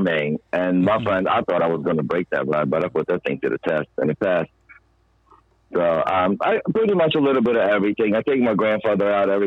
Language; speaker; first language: English; non-native, fluent; Ukrainian